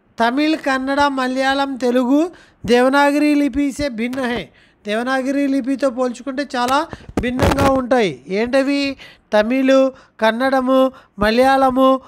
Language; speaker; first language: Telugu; non-native, local second language; Urdu